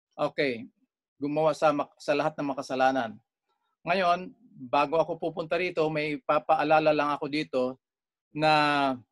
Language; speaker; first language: Filipino; non-native, local second language; Bikol